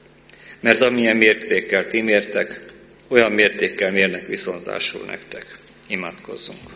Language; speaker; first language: Hungarian; native; Hungarian